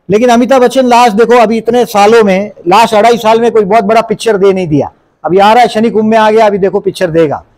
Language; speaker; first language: Hindi; non-native, local second language; Gujarati